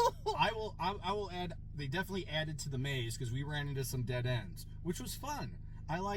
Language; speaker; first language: English; native; English